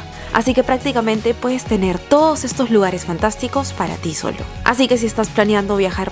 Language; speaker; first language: Spanish; native; Spanish